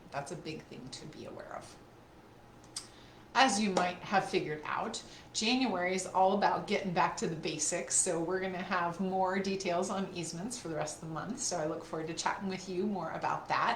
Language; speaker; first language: English; native; English